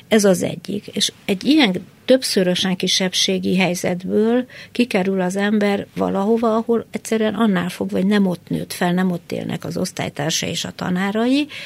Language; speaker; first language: Hungarian; native; Hungarian